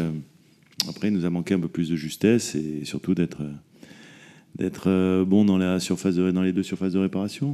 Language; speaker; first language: French; native; French